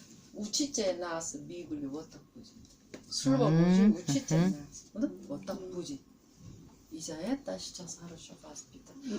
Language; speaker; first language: Russian; non-native, learner; Korean